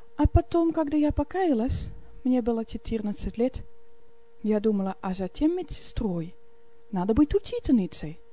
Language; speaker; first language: Russian; non-native, fluent; Dutch